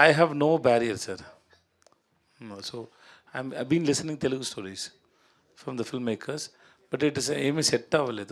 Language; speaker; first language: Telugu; non-native, learner; Tamil